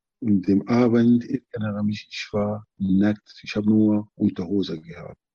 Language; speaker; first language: German; non-native, learner; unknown